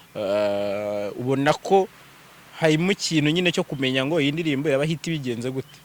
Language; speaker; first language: Kinyarwanda; native; Kinyarwanda